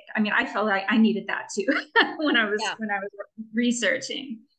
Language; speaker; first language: English; native; English